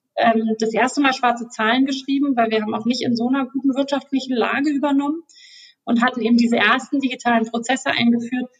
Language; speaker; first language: German; native; German